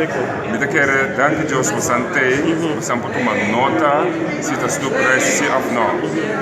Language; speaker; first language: Portuguese; non-native, learner; Papiamento